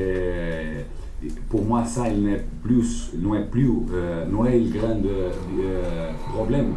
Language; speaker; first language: French; non-native, learner; Portuguese